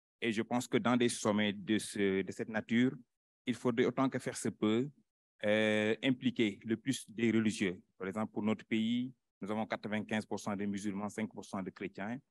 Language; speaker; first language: French; non-native, local second language; Wolof